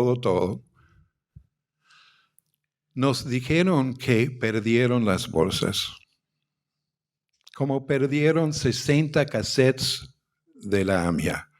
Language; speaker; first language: Spanish; non-native, fluent; English